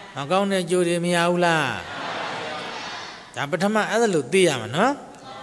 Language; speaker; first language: Burmese; native; Burmese